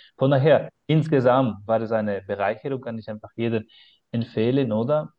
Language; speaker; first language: German; non-native, fluent; Spanish